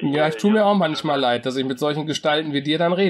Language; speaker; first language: German; native; German